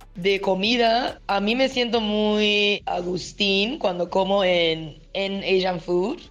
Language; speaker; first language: Spanish; non-native, fluent; Japanese